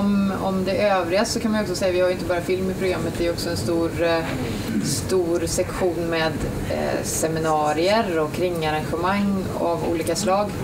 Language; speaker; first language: Swedish; native; Swedish